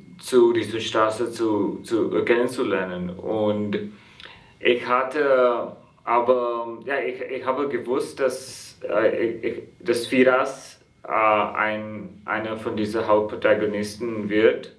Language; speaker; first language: German; non-native, fluent; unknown